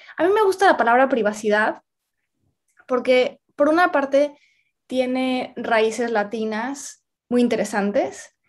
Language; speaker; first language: Spanish; native; Spanish